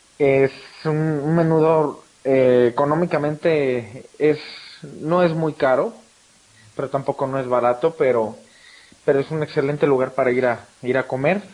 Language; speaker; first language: Spanish; native; Spanish